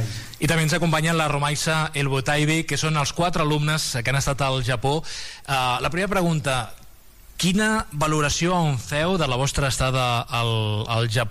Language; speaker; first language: Catalan; native; Catalan